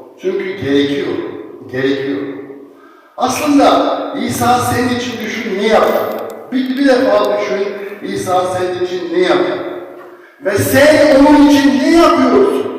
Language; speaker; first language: Turkish; non-native, fluent; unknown